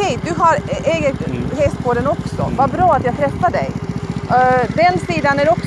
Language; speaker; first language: Swedish; non-native, fluent; Latvian